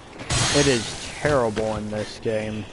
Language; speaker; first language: English; native; English